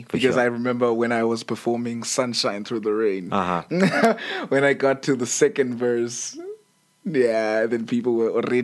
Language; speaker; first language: English; non-native, local second language; Xhosa